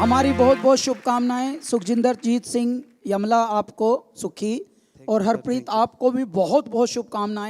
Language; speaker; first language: Hindi; native; Hindi